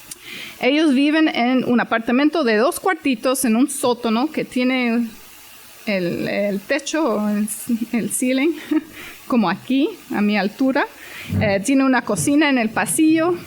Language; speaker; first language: Spanish; non-native, fluent; English